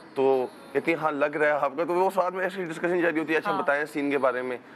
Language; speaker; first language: Urdu; native; Urdu